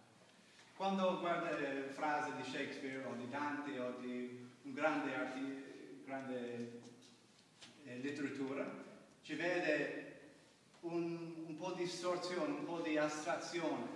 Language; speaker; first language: Italian; non-native, learner; English